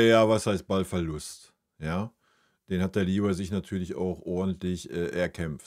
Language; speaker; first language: German; native; German